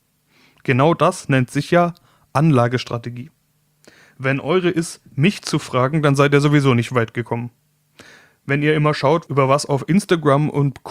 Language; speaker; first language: German; native; German